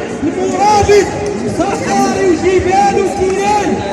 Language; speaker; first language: Arabic; native; Arabic